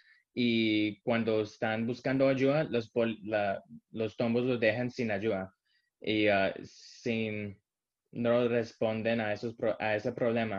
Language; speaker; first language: Spanish; early bilingual, heritage; Spanish